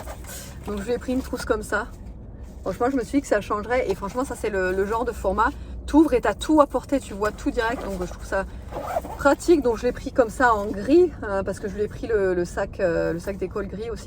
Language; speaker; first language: French; native; French